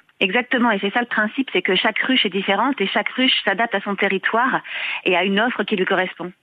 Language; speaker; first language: French; native; French